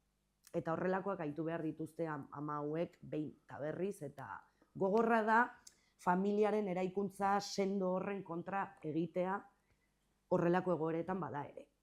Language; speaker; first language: Basque; native; Basque